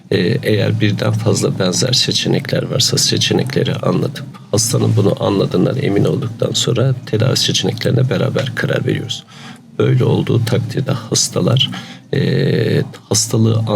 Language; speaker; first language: Turkish; native; Turkish